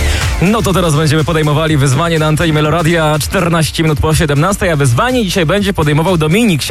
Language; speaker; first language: Polish; native; Polish